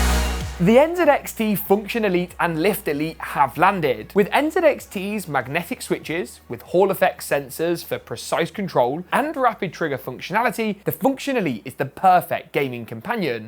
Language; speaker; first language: English; native; English